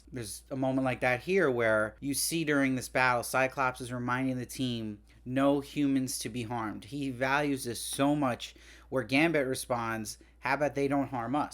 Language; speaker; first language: English; native; English